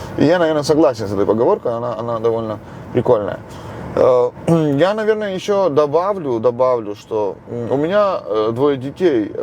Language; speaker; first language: Russian; non-native, local second language; Georgian